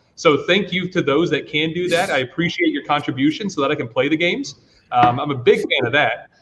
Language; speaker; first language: English; native; English